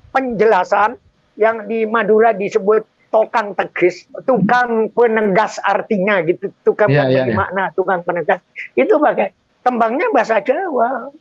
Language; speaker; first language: Indonesian; non-native, local second language; Madurese